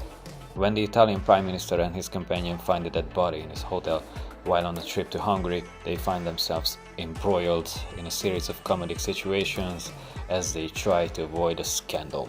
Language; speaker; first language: English; non-native, fluent; Hungarian